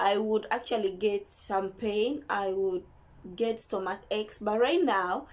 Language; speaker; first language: English; non-native, local second language; Ganda